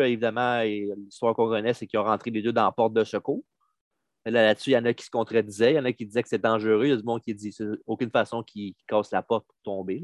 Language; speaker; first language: French; native; French